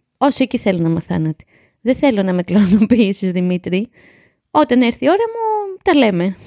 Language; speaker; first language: Greek; native; Greek